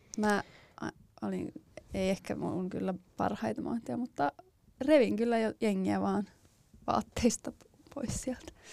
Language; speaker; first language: Finnish; native; Finnish